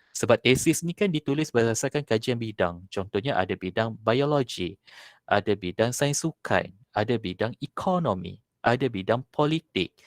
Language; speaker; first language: Malay; native; Malay